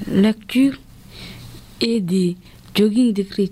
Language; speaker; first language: French; non-native, learner; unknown